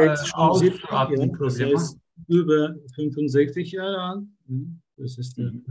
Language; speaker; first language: German; non-native, learner; Turkish